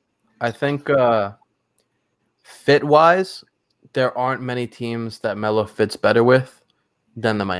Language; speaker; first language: English; native; English